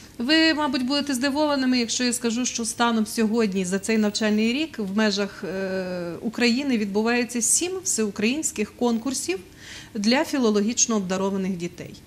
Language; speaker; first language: Ukrainian; native; Ukrainian